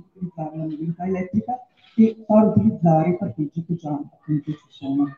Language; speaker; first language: Italian; native; Italian